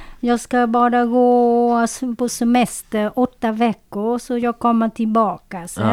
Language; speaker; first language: Swedish; non-native, learner; Vietnamese